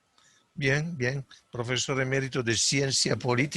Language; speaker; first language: Spanish; non-native, fluent; Italian